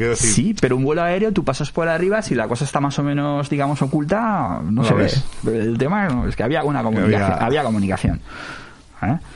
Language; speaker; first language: Spanish; native; Spanish